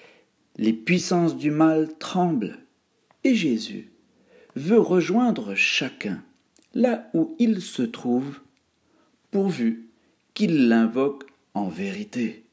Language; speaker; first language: French; native; French